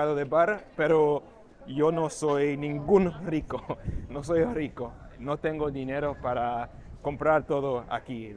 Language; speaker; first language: Spanish; non-native, fluent; English